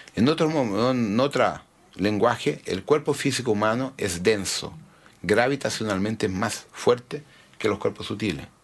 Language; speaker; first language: Spanish; early bilingual, heritage; Spanish